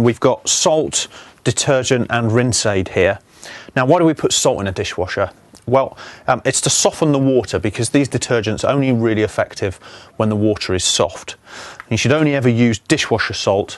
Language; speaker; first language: English; native; English